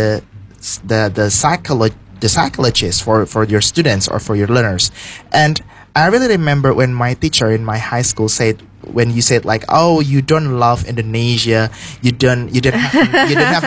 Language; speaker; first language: English; non-native, fluent; Indonesian